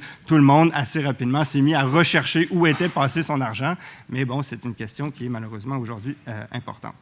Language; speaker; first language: French; native; French